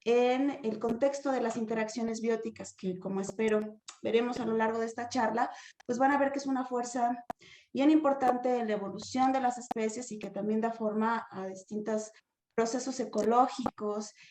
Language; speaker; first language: Spanish; native; Spanish